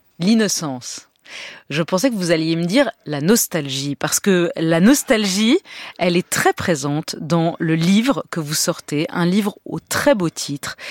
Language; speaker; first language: French; native; French